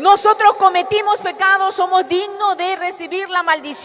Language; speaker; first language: Spanish; native; Spanish